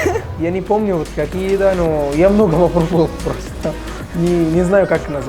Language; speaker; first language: Russian; non-native, learner; Arabic